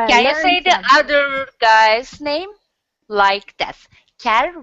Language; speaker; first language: English; non-native, learner; Turkish